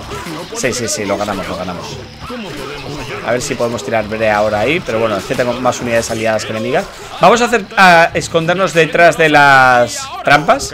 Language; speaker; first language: Spanish; native; Spanish